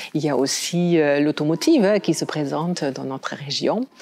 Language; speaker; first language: French; non-native, fluent; German